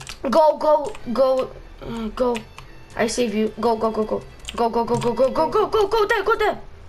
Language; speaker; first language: English; non-native, learner; Romanian